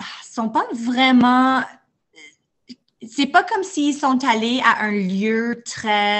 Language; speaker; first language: French; non-native, fluent; English